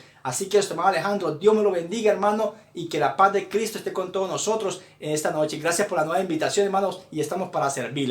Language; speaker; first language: Spanish; native; Spanish